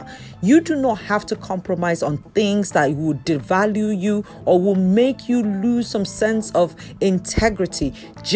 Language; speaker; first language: English; non-native, local second language; Yoruba